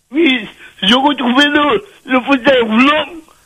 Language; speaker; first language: French; non-native, local second language; Réunion Creole French